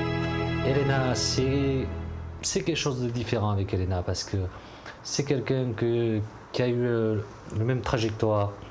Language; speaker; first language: French; early bilingual, other home language; Korean